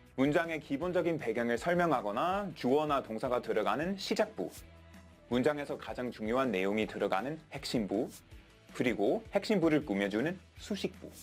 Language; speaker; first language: Korean; non-native, fluent; English